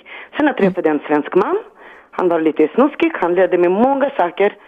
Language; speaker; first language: Swedish; non-native, learner; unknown